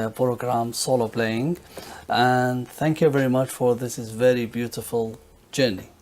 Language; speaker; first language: English; non-native, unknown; Arabic